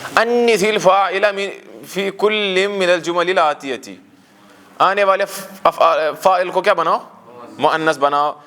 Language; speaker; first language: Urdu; non-native, local second language; Kashmiri